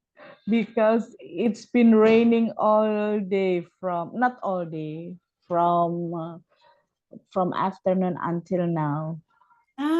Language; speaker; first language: English; non-native, learner; Indonesian